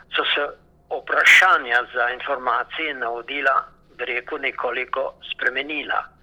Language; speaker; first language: Slovenian; native; Slovenian